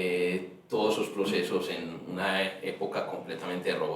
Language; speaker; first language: Spanish; native; Spanish